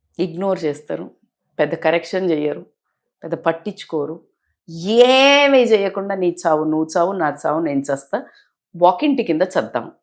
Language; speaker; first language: Telugu; native; Telugu